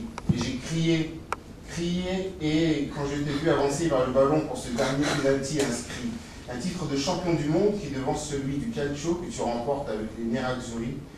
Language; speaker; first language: French; native; French